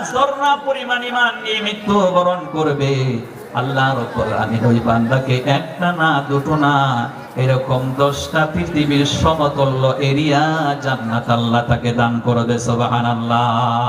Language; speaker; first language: Bangla; non-native, local second language; Assamese